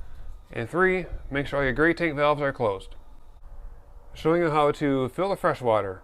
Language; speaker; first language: English; native; English